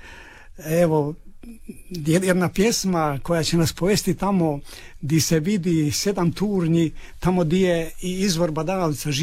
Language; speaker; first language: Croatian; native; Croatian